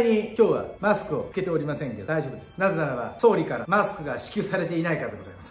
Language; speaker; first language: Japanese; native; Japanese